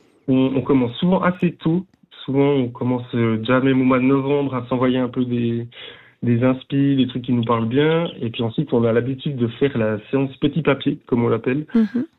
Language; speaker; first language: French; native; French